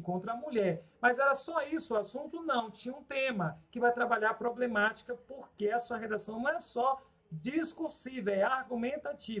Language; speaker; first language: Portuguese; native; Portuguese